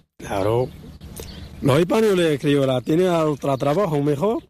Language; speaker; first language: Spanish; non-native, learner; Arabic